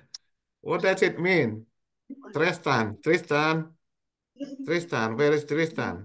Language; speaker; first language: English; non-native, local second language; Indonesian